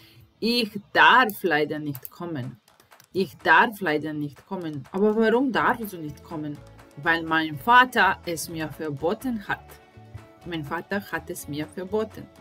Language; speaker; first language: German; non-native, fluent; Serbian